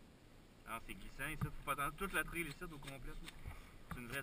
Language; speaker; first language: French; native; French